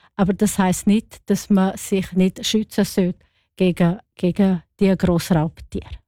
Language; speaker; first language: German; non-native, local second language; Romansh